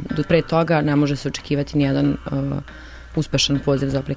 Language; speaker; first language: Serbian; native; Serbian